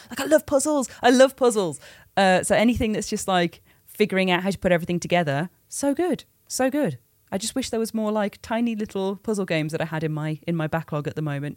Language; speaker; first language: English; native; English